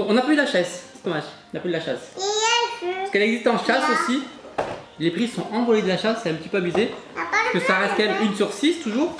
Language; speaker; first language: French; native; French